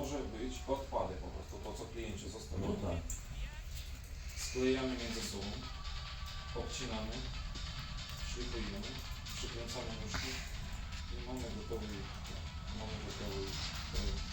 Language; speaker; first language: Polish; non-native, fluent; Ukrainian